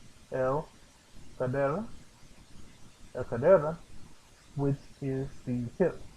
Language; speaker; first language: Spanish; non-native, learner; English